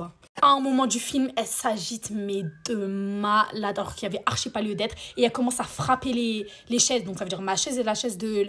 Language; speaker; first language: French; native; French